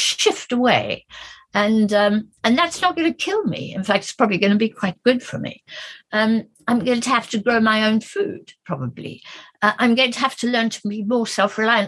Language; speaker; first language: English; native; English